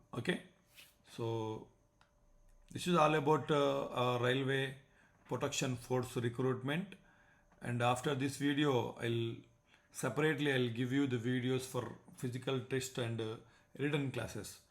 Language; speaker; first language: English; non-native, local second language; Telugu